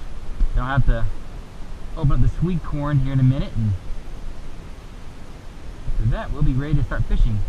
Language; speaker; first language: English; native; English